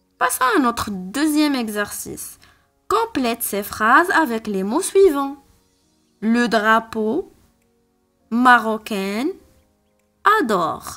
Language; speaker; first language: French; non-native, local second language; Arabic